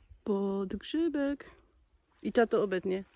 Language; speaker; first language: Polish; early bilingual, heritage; Polish